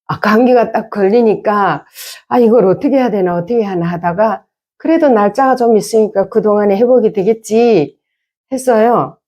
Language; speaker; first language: Korean; native; Korean